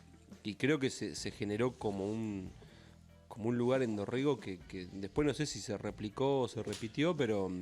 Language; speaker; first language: Spanish; native; Spanish